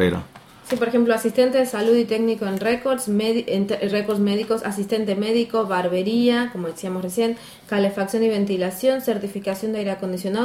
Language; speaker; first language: Spanish; native; Spanish